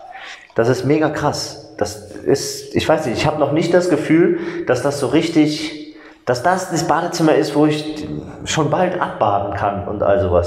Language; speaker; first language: German; native; German